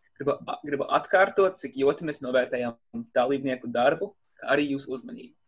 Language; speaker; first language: Latvian; early bilingual, heritage; Latvian